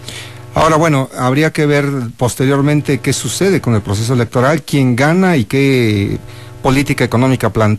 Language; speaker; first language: Spanish; native; Spanish